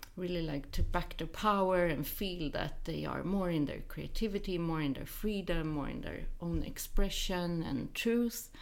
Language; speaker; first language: English; non-native, fluent; Swedish